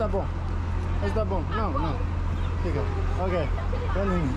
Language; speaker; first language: Portuguese; non-native, learner; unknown